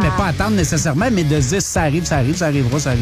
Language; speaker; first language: French; native; French